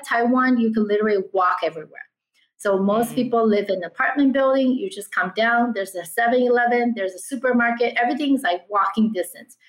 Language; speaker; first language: English; early bilingual, other home language; Chinese